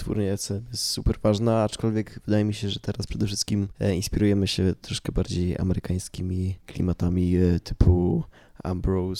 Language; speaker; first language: Polish; native; Polish